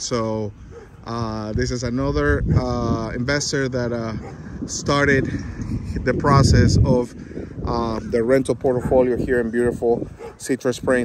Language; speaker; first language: English; non-native, fluent; Spanish